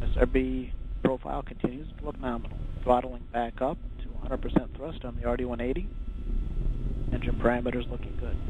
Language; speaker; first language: English; native; English